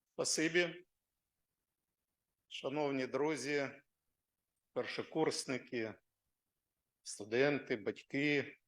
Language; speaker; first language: Ukrainian; non-native, local second language; Russian